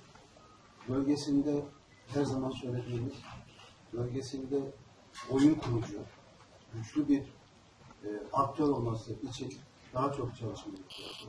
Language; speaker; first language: Turkish; native; Turkish